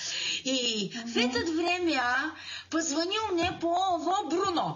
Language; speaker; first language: Russian; non-native, learner; Bulgarian